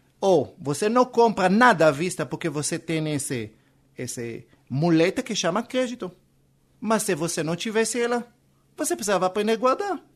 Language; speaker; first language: Portuguese; non-native, fluent; Hebrew